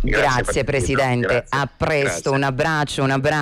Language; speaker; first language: Italian; native; Italian